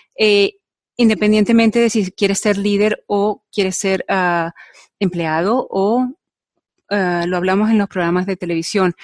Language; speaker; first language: Spanish; native; Spanish